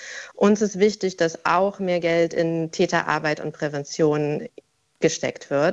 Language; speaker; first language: German; native; German